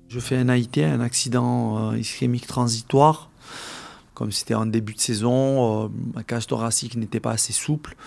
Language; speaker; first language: French; non-native, local second language; Arabic